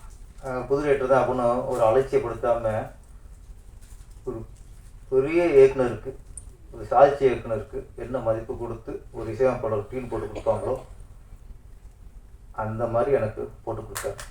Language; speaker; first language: Tamil; native; Tamil